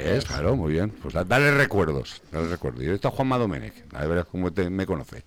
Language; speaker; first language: Spanish; native; Spanish